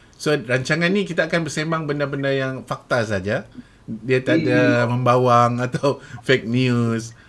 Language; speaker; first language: Malay; native; Malay